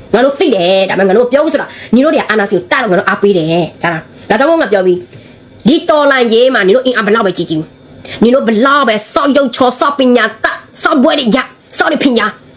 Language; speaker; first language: Burmese; non-native, local second language; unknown